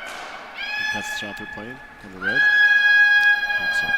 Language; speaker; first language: English; native; English